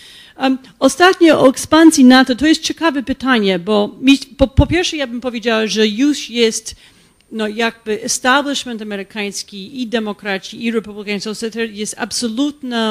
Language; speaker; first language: Polish; non-native, fluent; English